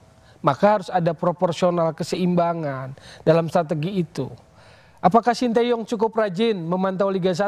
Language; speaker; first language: Indonesian; native; Indonesian